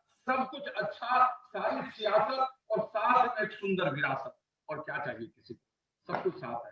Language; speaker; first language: Hindi; native; Hindi